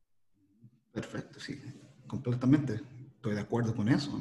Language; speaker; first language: Spanish; early bilingual, heritage; Spanish